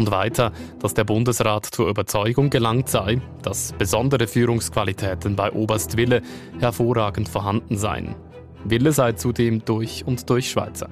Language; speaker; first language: German; native; German